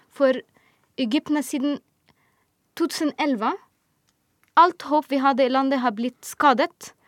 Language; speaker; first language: Norwegian; non-native, fluent; Arabic